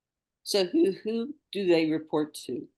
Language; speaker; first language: English; native; English